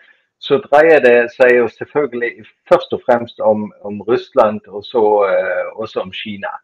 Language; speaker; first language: Norwegian; non-native, fluent; German